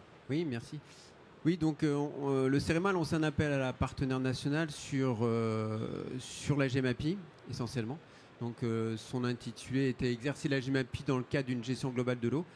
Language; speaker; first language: French; native; French